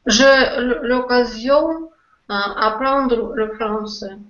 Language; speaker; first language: French; non-native, learner; Russian